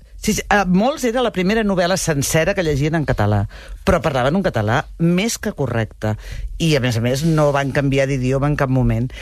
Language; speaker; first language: Catalan; native; Catalan